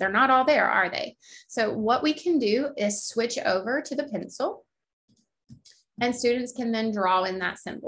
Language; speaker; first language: English; native; English